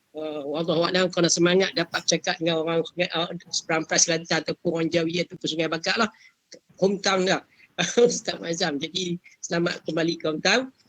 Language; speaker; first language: Malay; native; Malay